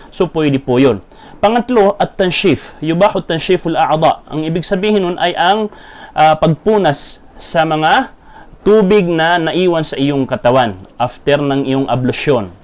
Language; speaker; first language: Filipino; non-native, local second language; Maranao